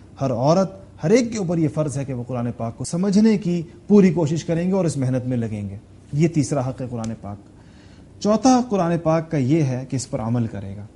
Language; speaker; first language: Urdu; non-native, local second language; Pashto